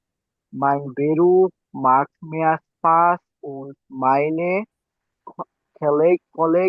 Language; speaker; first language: German; non-native, learner; Bangla